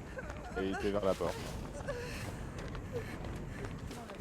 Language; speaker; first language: French; native; French